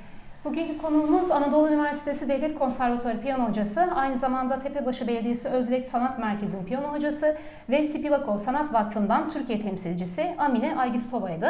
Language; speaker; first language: Turkish; native; Turkish